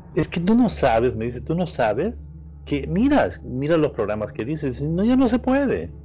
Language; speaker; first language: Spanish; native; Spanish